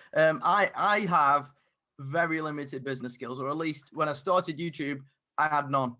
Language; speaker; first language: English; native; English